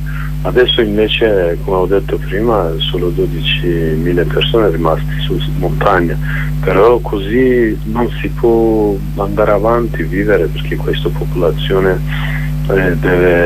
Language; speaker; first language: Italian; non-native, learner; Kurdish